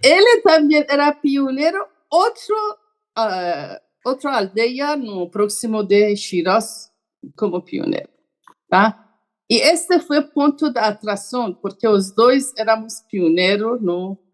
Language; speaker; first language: Portuguese; non-native, learner; Persian